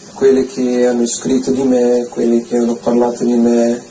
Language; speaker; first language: Italian; non-native, fluent; Portuguese